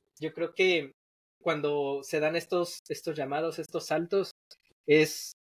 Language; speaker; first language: Spanish; native; Spanish